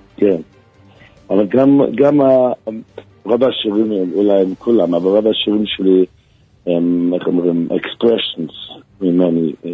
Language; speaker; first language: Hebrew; non-native, learner; Yiddish